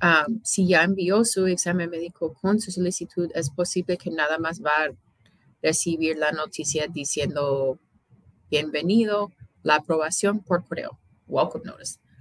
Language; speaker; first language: Spanish; non-native, fluent; English